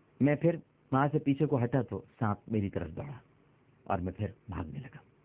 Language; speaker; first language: Urdu; native; Urdu